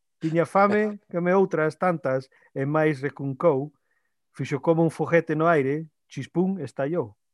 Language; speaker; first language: Galician; early bilingual, heritage; Galician